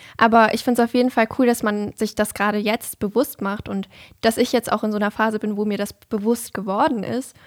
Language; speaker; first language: German; native; German